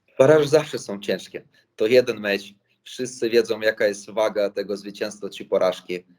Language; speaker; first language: Polish; non-native, fluent; Latvian